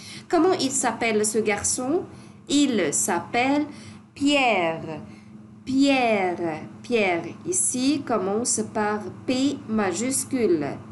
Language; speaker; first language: French; non-native, fluent; Arabic